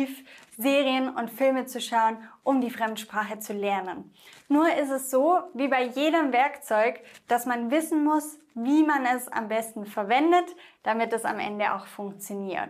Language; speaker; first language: German; native; German